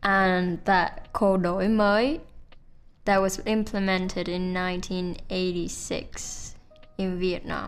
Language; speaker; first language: English; non-native, fluent; Vietnamese